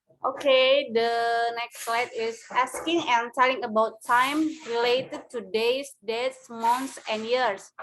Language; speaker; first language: English; non-native, learner; Indonesian